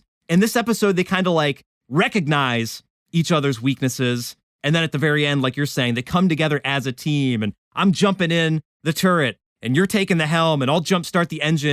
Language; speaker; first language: English; native; English